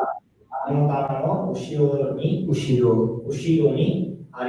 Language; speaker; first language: Japanese; non-native, learner; Bangla